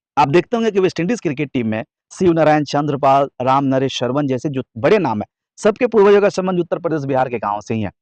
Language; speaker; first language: Hindi; native; Hindi